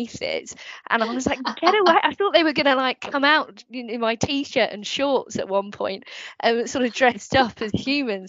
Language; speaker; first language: English; native; English